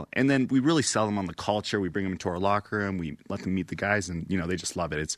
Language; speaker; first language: English; native; English